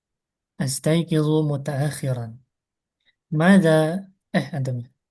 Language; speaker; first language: Arabic; non-native, fluent; Indonesian